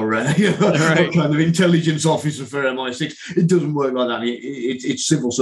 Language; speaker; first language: English; native; English